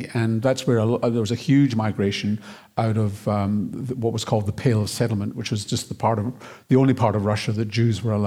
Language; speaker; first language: English; native; English